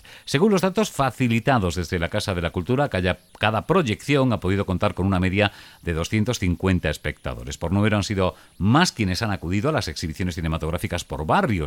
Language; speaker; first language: Spanish; native; Spanish